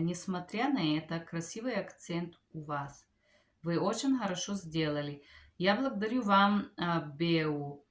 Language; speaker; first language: Russian; non-native, fluent; Bulgarian